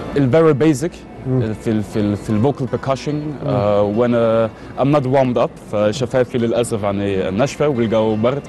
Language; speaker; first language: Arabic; early bilingual, heritage; Arabic